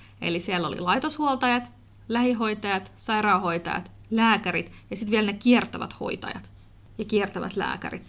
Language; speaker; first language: Finnish; early bilingual, other home language; Kurdish